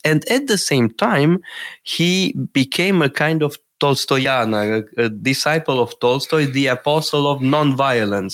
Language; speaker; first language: English; non-native, fluent; Romanian